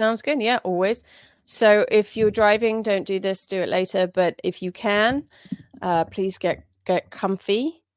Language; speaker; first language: English; native; English